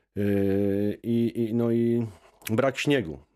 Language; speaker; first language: Polish; native; Polish